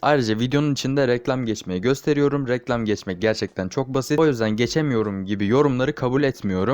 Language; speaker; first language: Turkish; native; Turkish